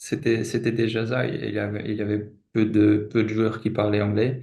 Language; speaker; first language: French; non-native, fluent; German